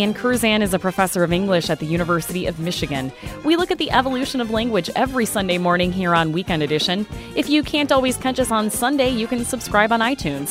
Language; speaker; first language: English; native; English